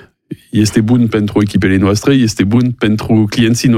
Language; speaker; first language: Romanian; non-native, learner; French